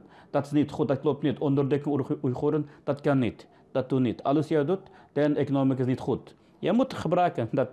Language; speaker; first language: Dutch; non-native, learner; Uyghur